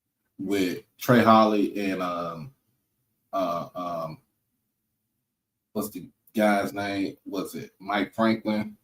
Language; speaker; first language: English; native; English